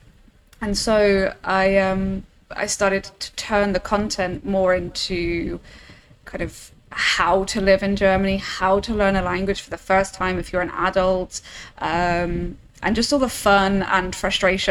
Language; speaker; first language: English; native; English